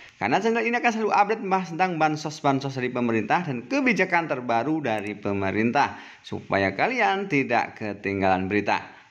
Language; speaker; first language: Indonesian; native; Indonesian